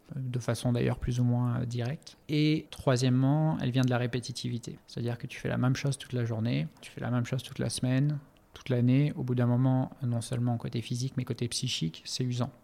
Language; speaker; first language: French; native; French